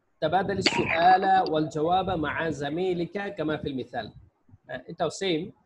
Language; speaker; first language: Arabic; non-native, fluent; Bangla